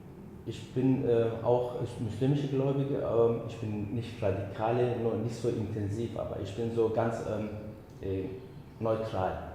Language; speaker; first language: German; non-native, learner; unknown